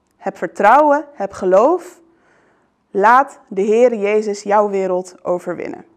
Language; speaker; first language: Dutch; early bilingual, other home language; Arabic